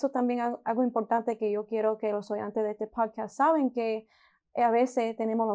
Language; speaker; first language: Spanish; early bilingual, heritage; Spanish